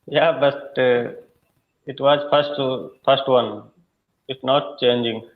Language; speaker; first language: English; non-native, learner; Hindi